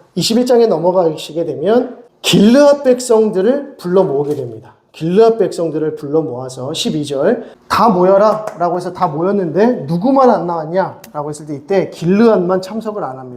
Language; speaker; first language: Korean; native; Korean